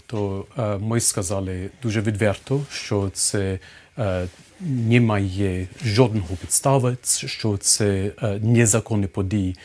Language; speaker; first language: Ukrainian; non-native, fluent; English